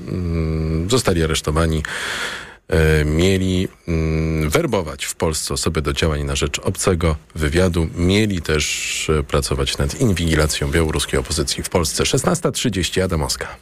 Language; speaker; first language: Polish; native; Polish